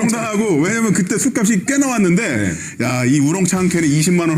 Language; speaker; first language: Korean; native; Korean